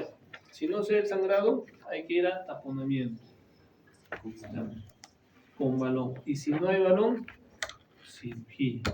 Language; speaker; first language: Spanish; native; Spanish